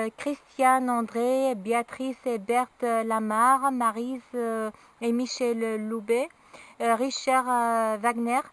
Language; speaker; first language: French; non-native, local second language; Arabic